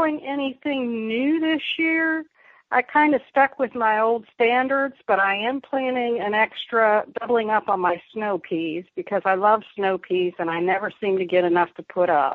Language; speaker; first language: English; native; English